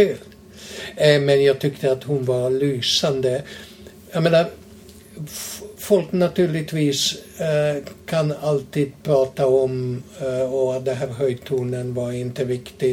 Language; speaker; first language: Swedish; non-native, fluent; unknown